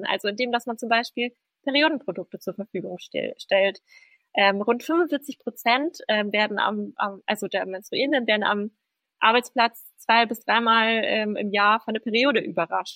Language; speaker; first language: German; native; German